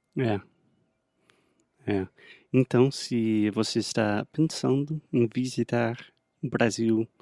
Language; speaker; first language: Portuguese; non-native, fluent; English